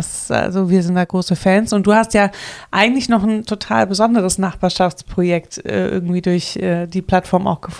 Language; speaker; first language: German; native; German